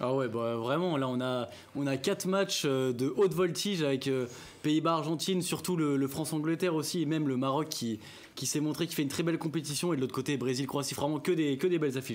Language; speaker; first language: French; native; French